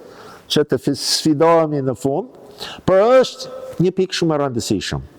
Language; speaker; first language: Albanian; non-native, fluent; English